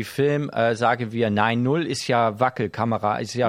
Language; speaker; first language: German; native; German